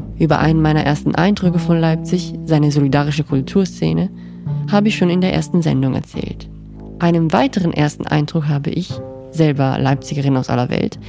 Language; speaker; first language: German; non-native, fluent; Italian